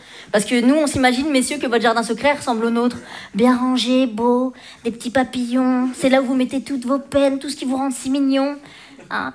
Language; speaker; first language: French; native; French